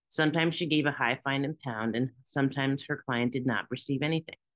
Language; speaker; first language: English; native; English